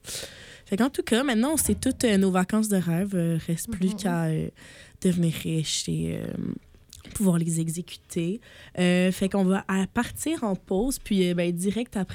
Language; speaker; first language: French; native; French